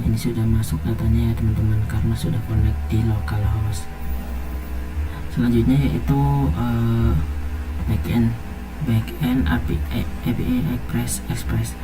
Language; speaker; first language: Indonesian; native; Indonesian